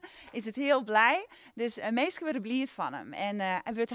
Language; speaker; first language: Dutch; non-native, local second language; Western Frisian